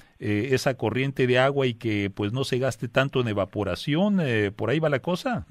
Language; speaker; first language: Spanish; native; Spanish